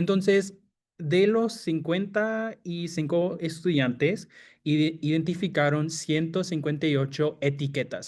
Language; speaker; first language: Spanish; non-native, fluent; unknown